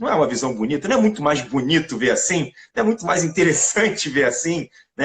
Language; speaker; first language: Portuguese; native; Portuguese